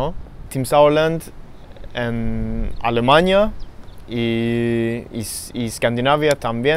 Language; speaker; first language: Spanish; non-native, learner; Swedish